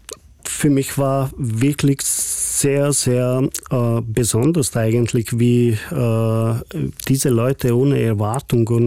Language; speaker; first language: German; non-native, fluent; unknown